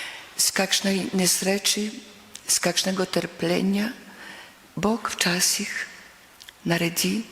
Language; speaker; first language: Slovenian; non-native, fluent; Polish